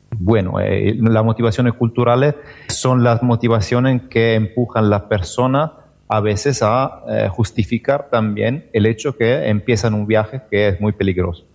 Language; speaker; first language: Spanish; non-native, fluent; Italian